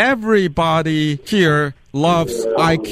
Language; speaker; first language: English; non-native, fluent; Chinese